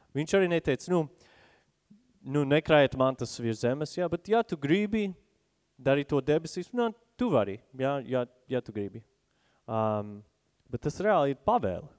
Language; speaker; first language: Latvian; non-native, fluent; English